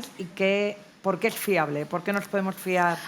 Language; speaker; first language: Spanish; native; Spanish